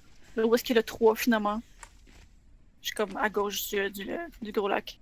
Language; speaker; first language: French; native; French